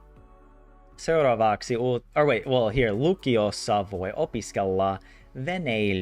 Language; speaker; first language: Finnish; non-native, learner; English